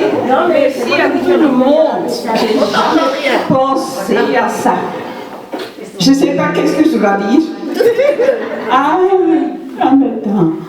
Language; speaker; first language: French; non-native, local second language; Dutch